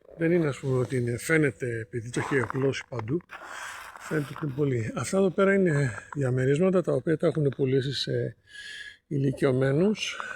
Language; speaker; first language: Greek; native; Greek